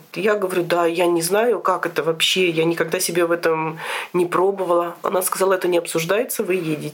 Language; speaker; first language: Russian; native; Russian